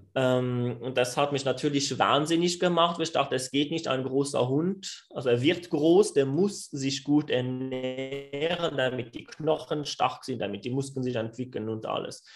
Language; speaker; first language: German; non-native, fluent; French